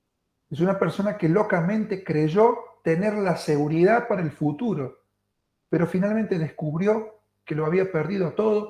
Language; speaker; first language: Spanish; native; Spanish